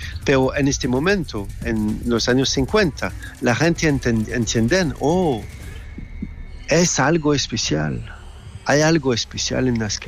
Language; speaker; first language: Spanish; non-native, fluent; French